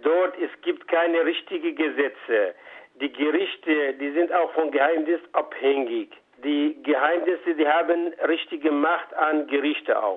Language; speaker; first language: German; non-native, fluent; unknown